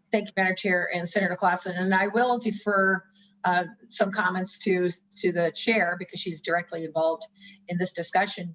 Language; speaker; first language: English; native; English